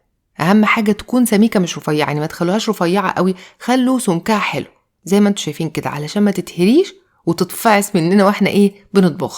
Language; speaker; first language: Arabic; native; Arabic